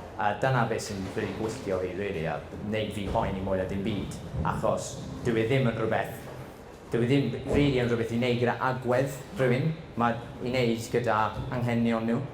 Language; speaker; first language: Welsh; non-native, local second language; English